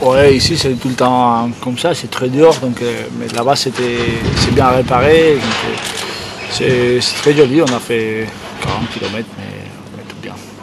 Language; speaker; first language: French; non-native, fluent; Spanish